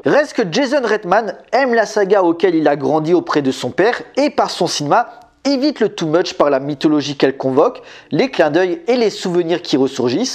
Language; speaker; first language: French; native; French